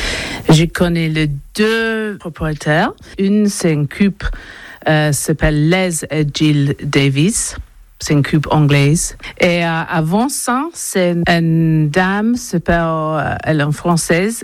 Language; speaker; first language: French; non-native, learner; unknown